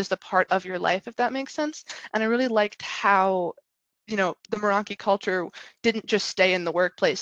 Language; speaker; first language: English; native; English